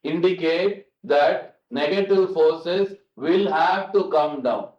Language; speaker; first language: English; non-native, local second language; Tamil